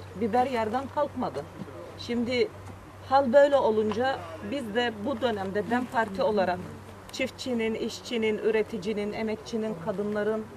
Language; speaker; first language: Turkish; native; Turkish